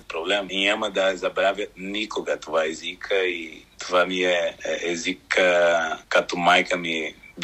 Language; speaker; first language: Bulgarian; non-native, learner; Portuguese